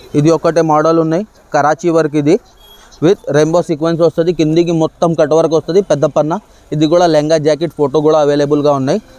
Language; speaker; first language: Telugu; non-native, local second language; Urdu